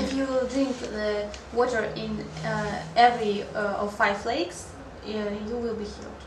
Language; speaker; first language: English; non-native, learner; Russian